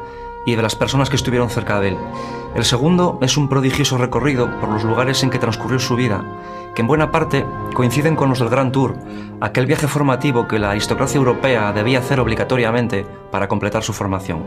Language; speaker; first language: Spanish; native; Spanish